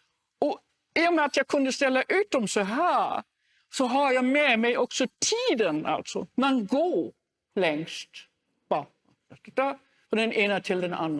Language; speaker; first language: Swedish; non-native, fluent; German